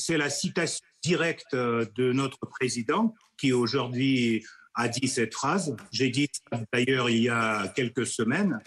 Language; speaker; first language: French; non-native, fluent; Russian